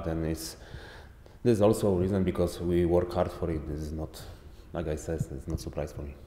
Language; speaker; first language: English; non-native, learner; Polish